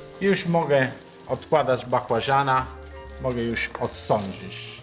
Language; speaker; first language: Polish; non-native, learner; Italian